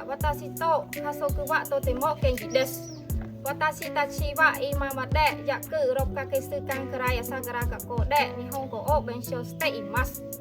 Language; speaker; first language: Japanese; non-native, learner; Khmer